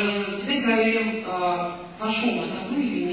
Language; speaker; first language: Russian; native; Russian